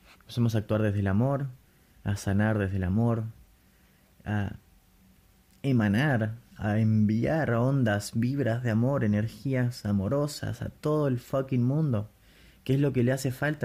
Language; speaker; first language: Spanish; native; Spanish